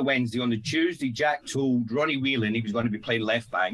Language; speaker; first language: English; native; English